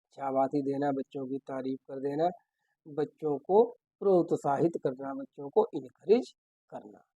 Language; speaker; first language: Hindi; native; Hindi